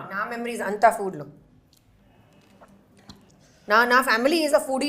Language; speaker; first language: Telugu; non-native, local second language; Hindi